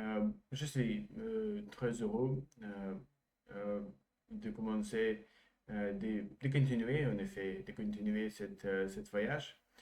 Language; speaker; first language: French; non-native, learner; Russian